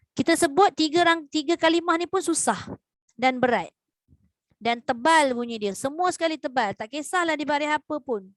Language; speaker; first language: Malay; native; Malay